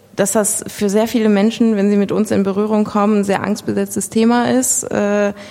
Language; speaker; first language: German; native; German